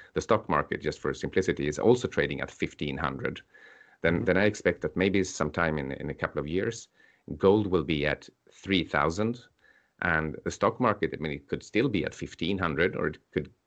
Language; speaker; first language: English; non-native, fluent; Swedish